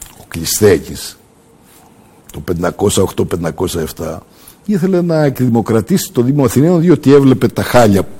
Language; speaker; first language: Greek; early bilingual, heritage; Greek